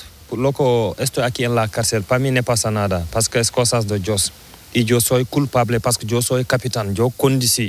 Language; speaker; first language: Spanish; non-native, learner; Fula